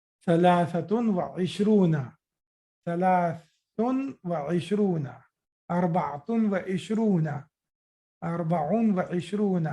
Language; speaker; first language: Arabic; non-native, fluent; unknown